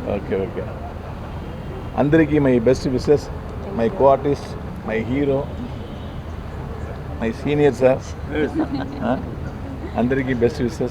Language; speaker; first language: Telugu; non-native, learner; Tamil